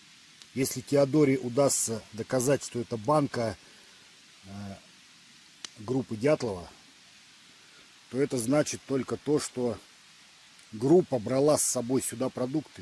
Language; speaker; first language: Russian; native; Russian